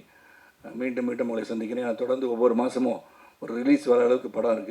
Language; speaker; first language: Tamil; native; Tamil